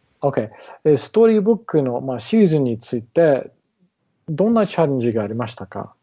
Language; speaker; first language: Japanese; non-native, learner; English